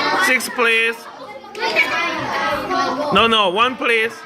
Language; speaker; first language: English; non-native, fluent; Korean